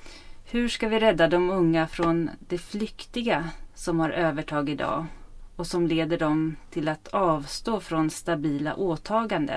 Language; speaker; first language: Swedish; native; Swedish